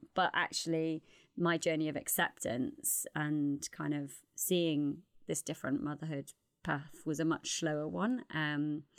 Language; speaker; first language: English; native; English